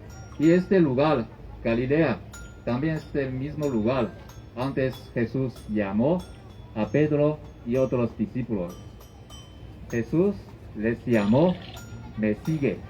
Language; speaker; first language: Spanish; non-native, learner; Chinese